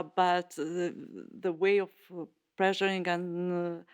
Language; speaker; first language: English; non-native, fluent; Albanian